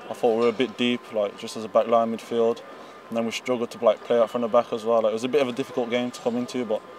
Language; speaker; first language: English; native; English